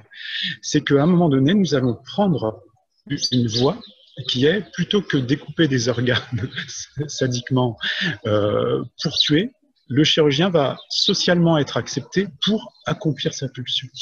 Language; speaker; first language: French; native; French